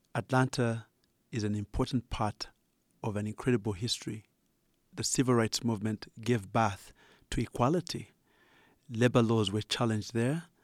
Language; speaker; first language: English; non-native, local second language; Ganda